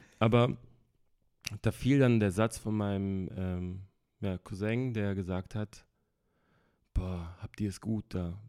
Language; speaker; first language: German; early bilingual, other home language; Turkish